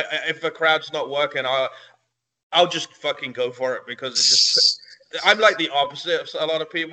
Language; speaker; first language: English; native; English